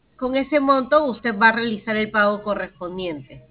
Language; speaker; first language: Spanish; native; Spanish